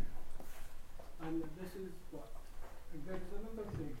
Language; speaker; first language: English; non-native, fluent; Arabic